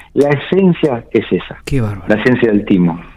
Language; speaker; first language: Spanish; native; Spanish